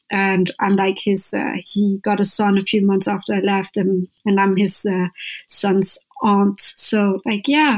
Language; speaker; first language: English; non-native, fluent; Danish